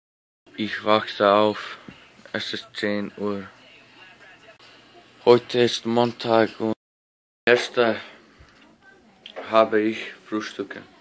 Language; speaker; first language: German; non-native, learner; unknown